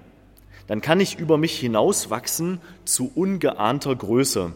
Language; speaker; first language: German; native; German